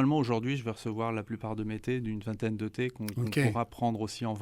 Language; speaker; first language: French; native; French